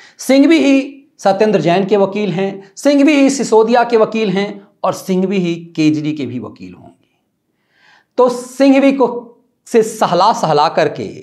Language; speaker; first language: Hindi; native; Hindi